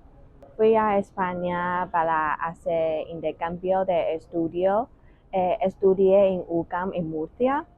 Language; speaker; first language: Spanish; non-native, learner; Chinese